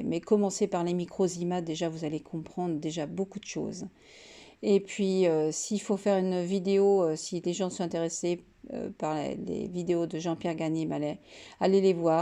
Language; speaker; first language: French; native; French